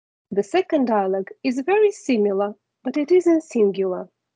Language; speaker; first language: English; non-native, fluent; Ukrainian